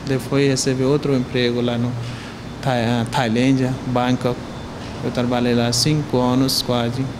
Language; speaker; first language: Portuguese; non-native, learner; Hindi